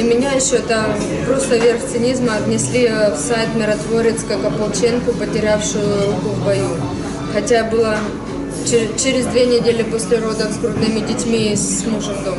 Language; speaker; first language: Russian; native; Russian